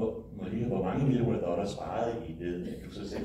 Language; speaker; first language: Danish; native; Danish